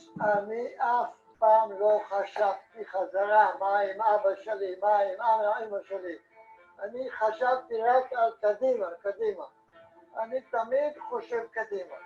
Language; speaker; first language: Hebrew; non-native, fluent; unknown